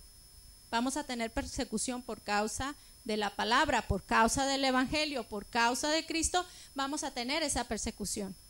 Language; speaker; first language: Spanish; native; Spanish